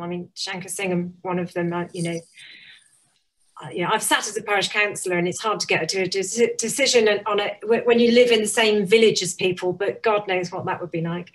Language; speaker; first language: English; native; English